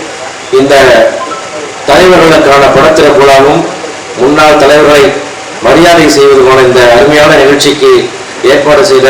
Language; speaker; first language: Tamil; native; Tamil